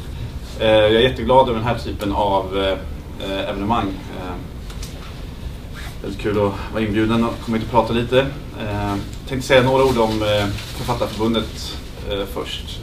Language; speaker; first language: Swedish; native; Swedish